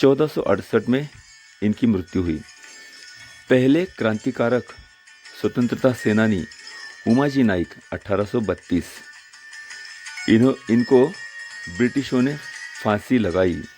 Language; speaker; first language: Hindi; non-native, local second language; Marathi